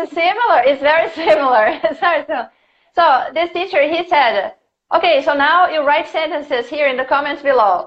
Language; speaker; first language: English; non-native, fluent; Portuguese